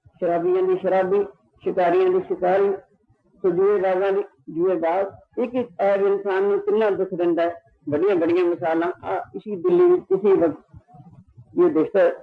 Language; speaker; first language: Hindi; non-native, local second language; Punjabi